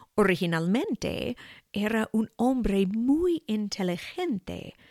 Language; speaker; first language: Spanish; non-native, fluent; English